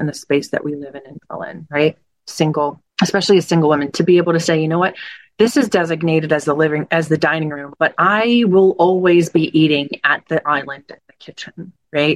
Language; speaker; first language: English; native; English